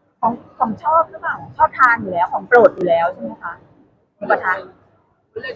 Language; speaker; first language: Thai; native; Thai